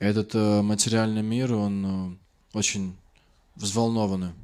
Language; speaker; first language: Russian; native; Russian